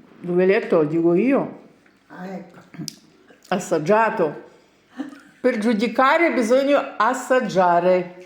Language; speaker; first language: Italian; non-native, learner; Ukrainian